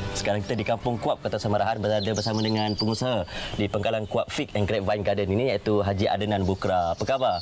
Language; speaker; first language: Malay; native; Malay